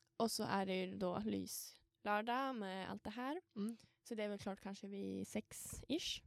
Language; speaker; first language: Swedish; native; Swedish